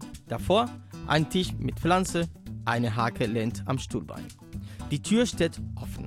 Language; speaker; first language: German; native; German